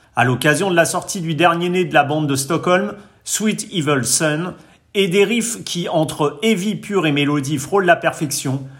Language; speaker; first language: French; native; French